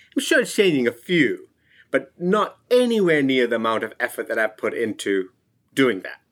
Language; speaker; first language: English; non-native, local second language; Tamil